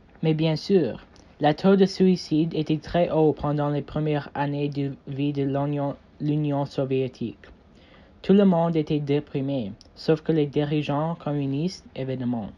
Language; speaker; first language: French; non-native, learner; English